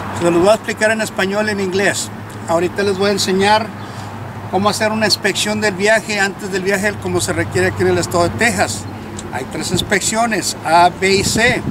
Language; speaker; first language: Spanish; early bilingual, heritage; Spanish